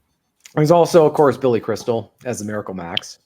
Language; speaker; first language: English; native; English